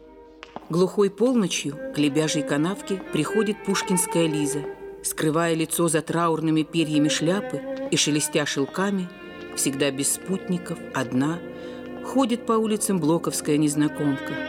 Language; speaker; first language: Russian; native; Russian